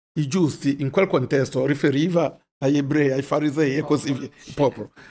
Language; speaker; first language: Italian; non-native, fluent; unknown